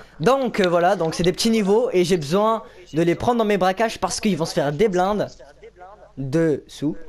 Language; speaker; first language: French; native; French